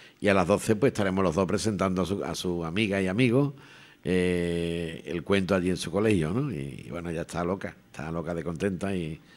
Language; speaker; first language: Spanish; native; Spanish